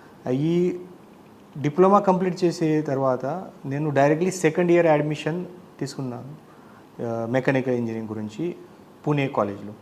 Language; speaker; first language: Telugu; non-native, fluent; Marathi